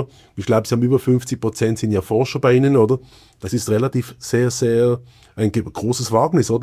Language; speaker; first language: German; native; German